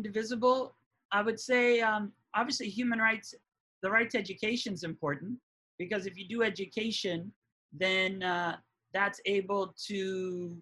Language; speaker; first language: English; native; English